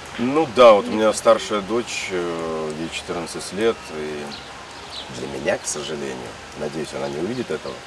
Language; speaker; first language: Russian; native; Russian